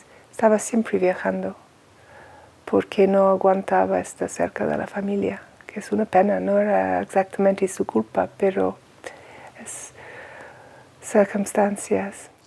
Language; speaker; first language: Spanish; non-native, fluent; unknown